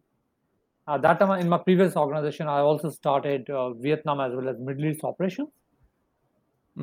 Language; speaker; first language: English; non-native, local second language; Hindi